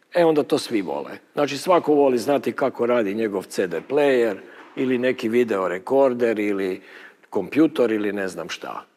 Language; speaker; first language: Croatian; native; Croatian